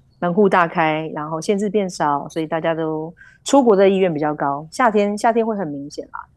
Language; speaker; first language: Chinese; native; Chinese